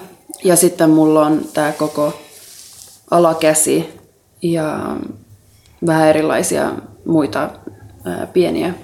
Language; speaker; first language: Finnish; non-native, local second language; Swedish